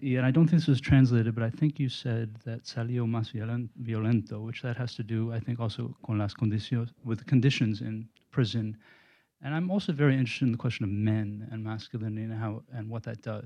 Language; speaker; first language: English; native; English